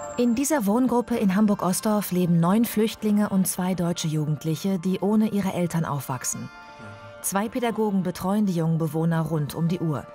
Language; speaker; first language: German; native; German